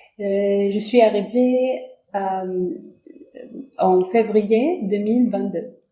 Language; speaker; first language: French; non-native, learner; Arabic